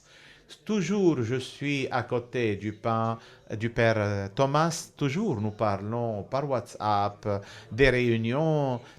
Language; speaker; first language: French; non-native, fluent; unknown